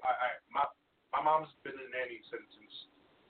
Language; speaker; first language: English; native; English